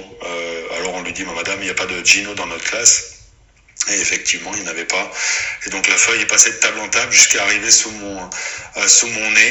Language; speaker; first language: French; native; French